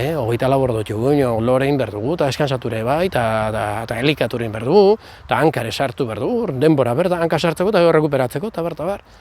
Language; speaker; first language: Basque; native; Basque